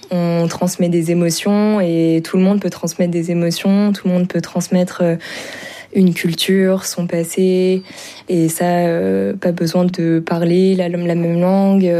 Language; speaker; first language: French; native; French